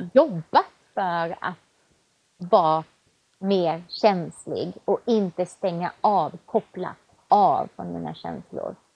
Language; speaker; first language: Swedish; native; Swedish